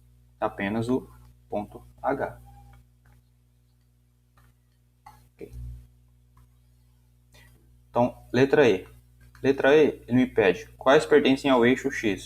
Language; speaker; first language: Portuguese; native; Portuguese